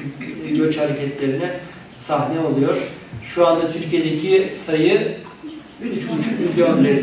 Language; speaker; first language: Turkish; native; Turkish